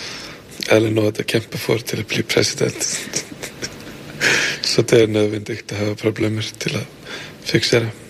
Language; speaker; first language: Danish; non-native, fluent; Icelandic